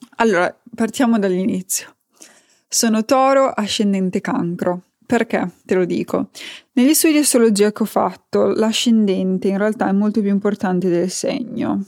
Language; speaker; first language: Italian; native; Italian